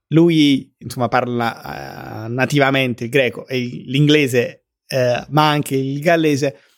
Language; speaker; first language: Italian; native; Italian